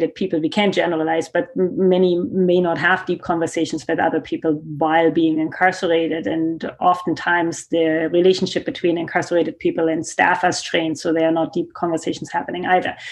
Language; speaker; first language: English; non-native, fluent; German